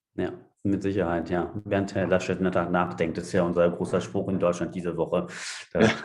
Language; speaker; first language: German; non-native, fluent; French